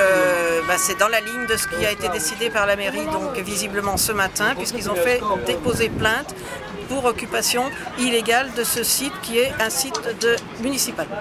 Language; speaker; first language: French; native; French